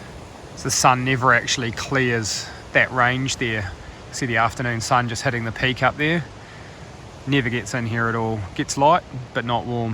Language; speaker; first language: English; native; English